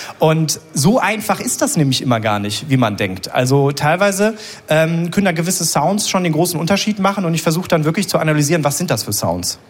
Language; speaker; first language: German; native; German